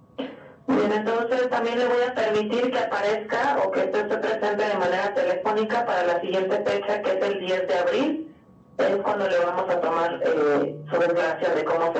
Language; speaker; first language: Spanish; native; Spanish